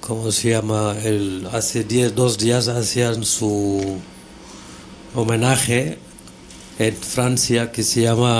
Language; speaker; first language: Spanish; non-native, fluent; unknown